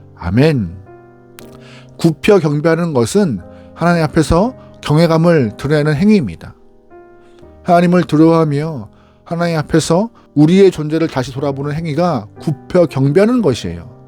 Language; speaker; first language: Korean; native; Korean